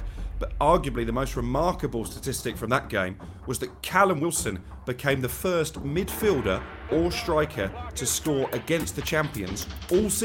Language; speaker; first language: English; native; English